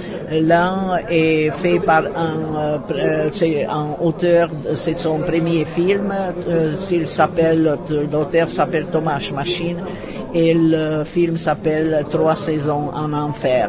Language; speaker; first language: French; non-native, fluent; Czech